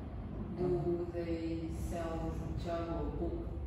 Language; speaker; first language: English; non-native, learner; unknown